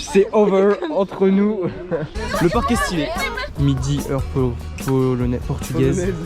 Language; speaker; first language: French; native; French